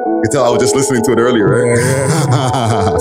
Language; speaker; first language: English; native; English